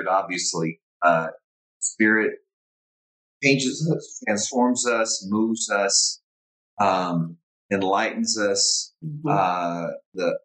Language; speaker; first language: English; native; English